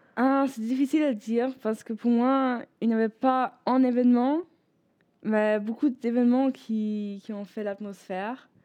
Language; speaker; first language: French; non-native, fluent; German